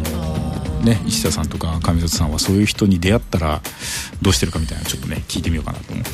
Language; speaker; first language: Japanese; native; Japanese